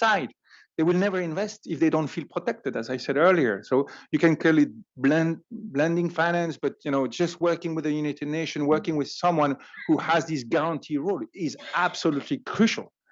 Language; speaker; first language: English; non-native, fluent; French